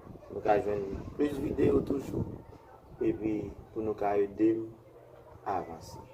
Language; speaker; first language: French; non-native, learner; Haitian Creole